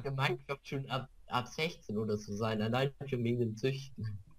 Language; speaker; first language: German; native; German